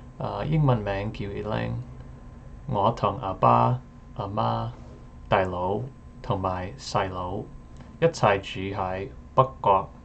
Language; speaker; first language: Cantonese; non-native, learner; English